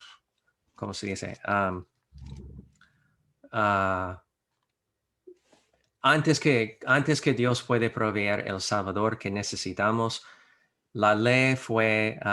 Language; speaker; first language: Spanish; non-native, fluent; English